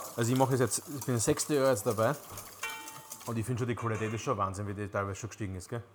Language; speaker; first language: German; native; German